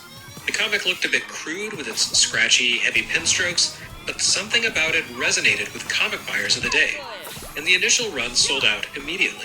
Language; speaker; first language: English; native; English